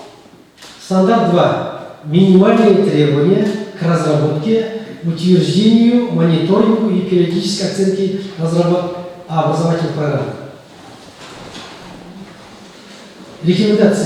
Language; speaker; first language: Russian; non-native, local second language; Kazakh